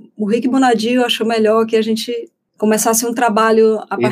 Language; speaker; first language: Portuguese; native; Portuguese